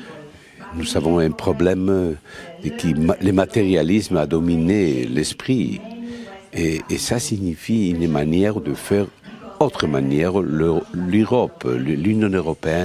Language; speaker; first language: French; non-native, fluent; Spanish